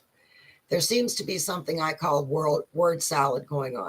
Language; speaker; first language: English; native; English